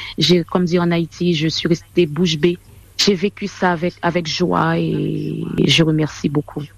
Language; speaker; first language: French; non-native, local second language; Haitian Creole